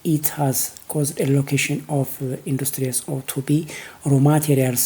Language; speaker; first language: English; non-native, local second language; Amharic